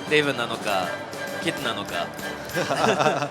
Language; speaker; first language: Japanese; non-native, fluent; French